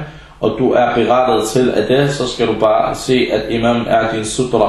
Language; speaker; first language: Danish; early bilingual, other home language; Arabic